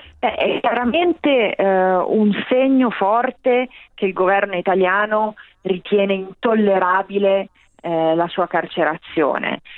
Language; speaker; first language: Italian; native; Italian